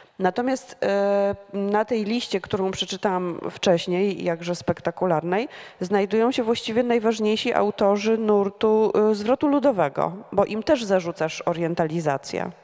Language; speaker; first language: Polish; native; Polish